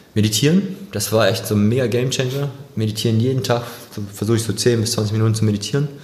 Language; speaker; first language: German; native; German